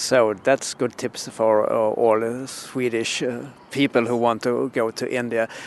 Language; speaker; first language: English; non-native, fluent; Swedish